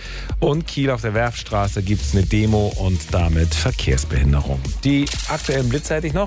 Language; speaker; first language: German; native; German